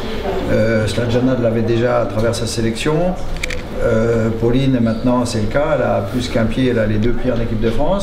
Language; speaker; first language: French; native; French